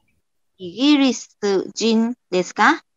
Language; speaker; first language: Japanese; non-native, learner; Vietnamese